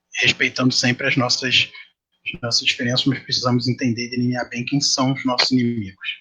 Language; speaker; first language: Portuguese; native; Portuguese